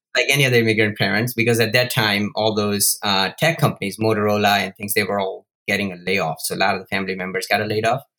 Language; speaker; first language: English; non-native, local second language; Gujarati